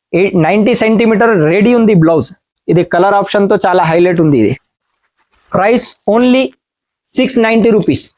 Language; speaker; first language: Telugu; non-native, learner; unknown